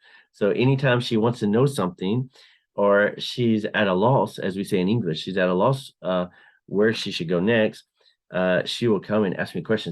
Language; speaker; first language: English; non-native, fluent; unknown